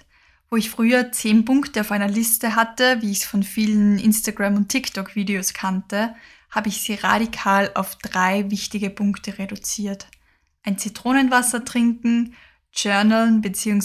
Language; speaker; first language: German; native; German